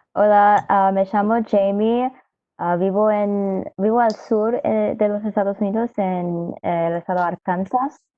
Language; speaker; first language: Spanish; non-native, learner; English